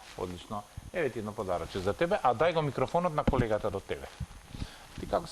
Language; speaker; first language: Macedonian; native; Macedonian